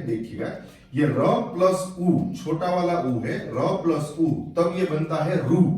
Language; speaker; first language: Hindi; non-native, local second language; Gujarati